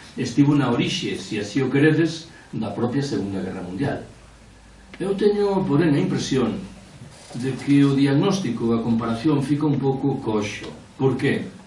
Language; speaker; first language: Galician; non-native, local second language; Spanish